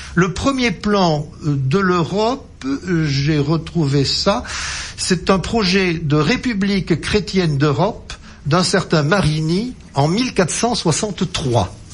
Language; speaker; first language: French; native; French